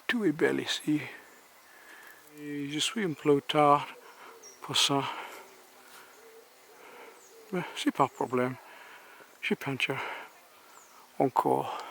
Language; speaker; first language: French; non-native, learner; English